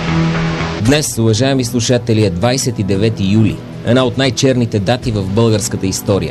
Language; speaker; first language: Bulgarian; native; Bulgarian